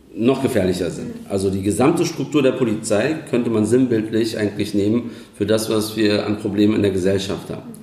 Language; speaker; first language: German; early bilingual, other home language; Turkish